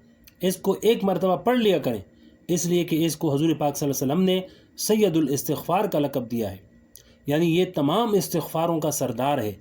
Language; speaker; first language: Urdu; native; Urdu